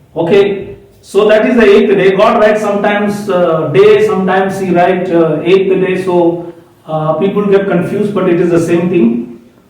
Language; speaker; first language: English; non-native, local second language; Hindi